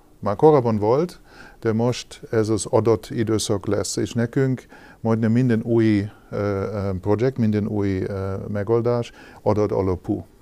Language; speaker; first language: Hungarian; non-native, learner; German